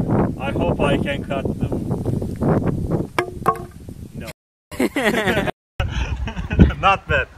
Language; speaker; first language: English; non-native, learner; Turkish